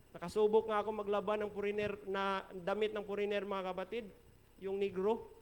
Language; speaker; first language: Filipino; non-native, local second language; Hiligaynon